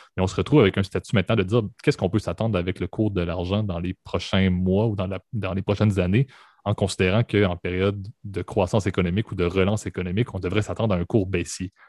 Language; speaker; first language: French; native; French